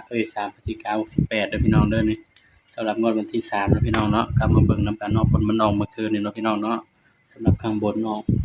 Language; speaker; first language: Thai; non-native, local second language; Northeastern Thai